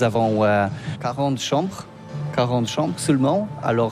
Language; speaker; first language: French; non-native, learner; Polish